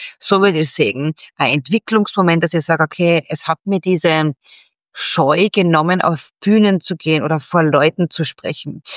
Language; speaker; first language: German; native; German